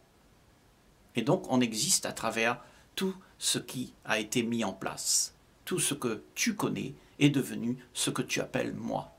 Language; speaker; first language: French; native; French